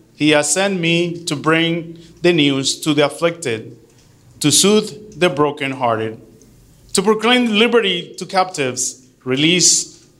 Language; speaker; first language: English; early bilingual, other home language; Spanish